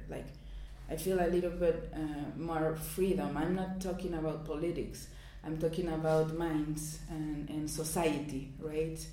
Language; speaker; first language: English; non-native, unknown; Spanish